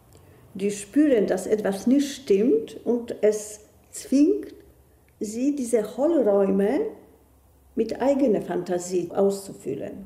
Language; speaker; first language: German; non-native, fluent; Polish